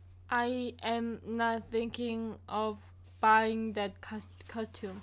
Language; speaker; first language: English; non-native, learner; Korean